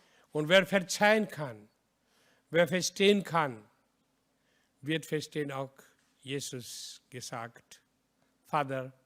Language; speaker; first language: German; non-native, learner; Hindi